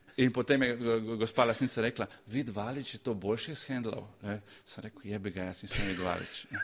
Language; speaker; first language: Slovenian; early bilingual, other home language; Croatian